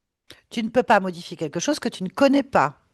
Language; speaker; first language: French; native; French